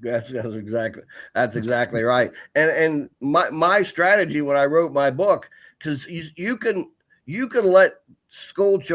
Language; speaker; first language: English; native; English